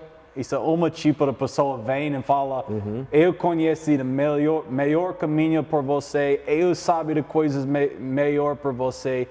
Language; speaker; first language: Portuguese; non-native, learner; English